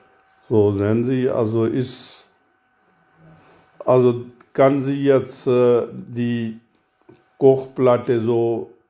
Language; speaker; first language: German; non-native, learner; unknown